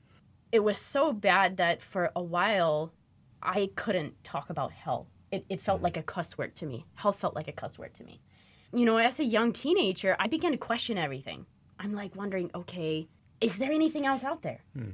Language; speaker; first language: English; native; English